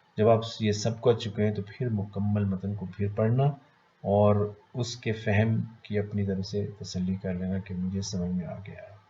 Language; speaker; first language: Urdu; native; Urdu